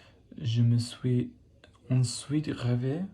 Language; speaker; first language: French; non-native, learner; English